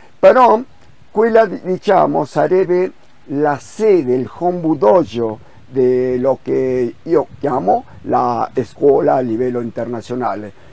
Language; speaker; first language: Italian; non-native, fluent; Spanish